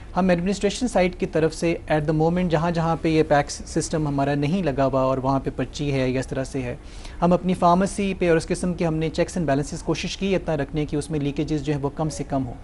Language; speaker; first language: Urdu; native; Urdu